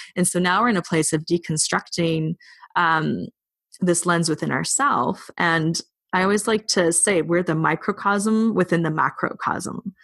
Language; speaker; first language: English; native; English